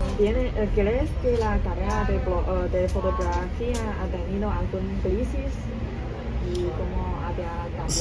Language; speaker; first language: Spanish; non-native, learner; Chinese